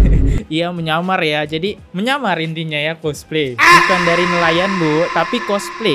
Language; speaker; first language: Indonesian; native; Indonesian